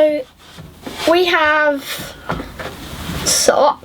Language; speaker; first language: English; native; English